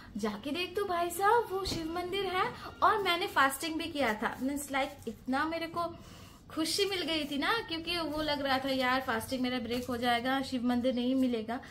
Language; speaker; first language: Hindi; non-native, local second language; Bangla